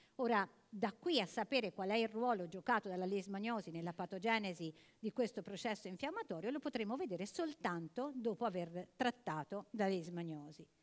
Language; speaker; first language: Italian; native; Italian